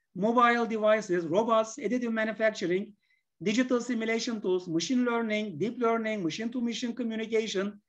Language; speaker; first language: English; non-native, fluent; Turkish